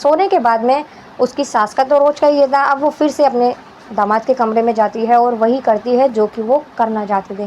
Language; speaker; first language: Hindi; native; Hindi